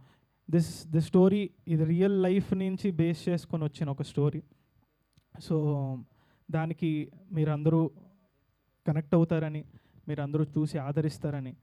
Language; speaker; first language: Telugu; native; Telugu